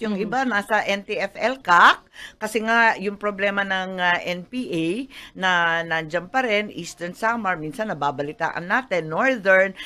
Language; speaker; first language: Filipino; native; Filipino